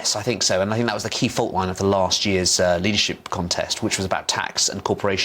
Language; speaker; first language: English; native; English